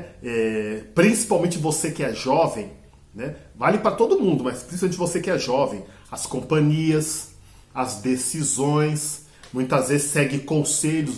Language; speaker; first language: Portuguese; native; Portuguese